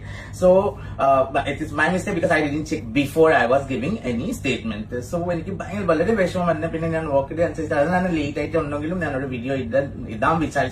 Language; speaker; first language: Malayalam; non-native, fluent; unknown